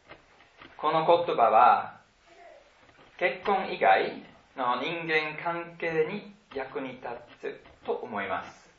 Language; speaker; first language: Japanese; non-native, fluent; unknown